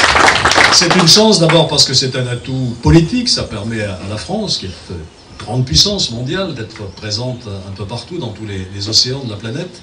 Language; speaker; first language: French; native; French